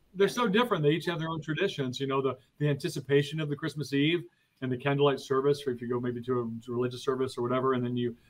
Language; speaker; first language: English; native; English